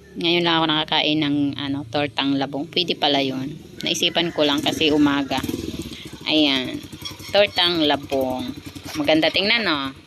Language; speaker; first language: Filipino; non-native, local second language; Cebuano